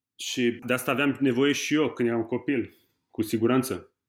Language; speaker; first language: Romanian; native; Romanian